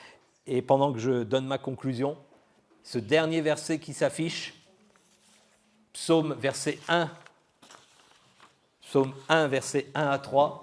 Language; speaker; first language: French; native; French